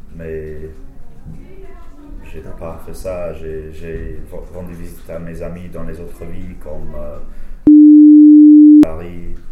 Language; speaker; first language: French; non-native, fluent; English